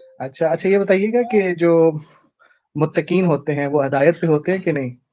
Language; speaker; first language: Urdu; native; Urdu